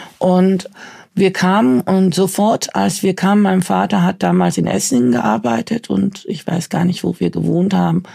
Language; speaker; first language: German; early bilingual, other home language; Turkish